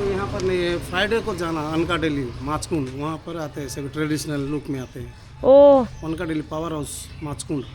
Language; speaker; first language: Hindi; non-native, local second language; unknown